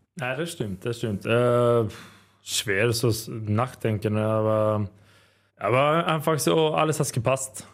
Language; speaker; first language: German; non-native, learner; Swedish